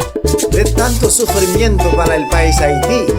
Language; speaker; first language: Spanish; non-native, learner; Haitian Creole